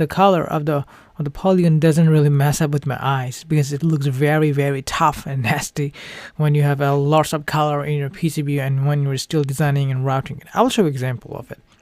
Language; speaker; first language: English; non-native, fluent; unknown